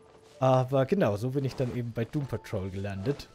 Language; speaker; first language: German; native; German